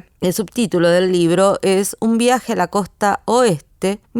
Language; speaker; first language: Spanish; native; Spanish